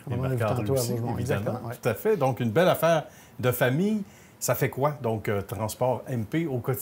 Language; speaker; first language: French; native; French